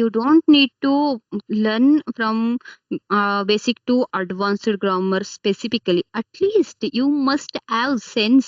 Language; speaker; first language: English; non-native, learner; Kannada